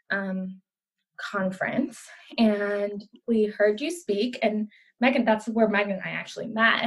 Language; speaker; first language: English; early bilingual, other home language; Urdu